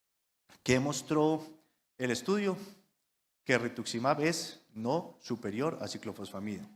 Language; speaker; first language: Spanish; native; Spanish